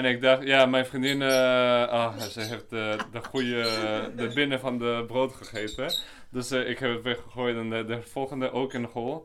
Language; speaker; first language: Dutch; non-native, learner; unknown